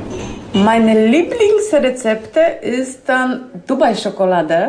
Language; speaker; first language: German; non-native, learner; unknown